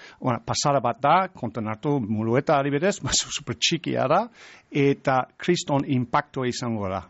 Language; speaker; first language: Basque; non-native, fluent; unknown